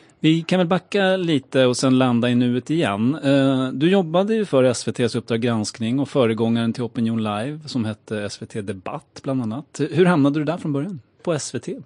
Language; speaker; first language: Swedish; native; Swedish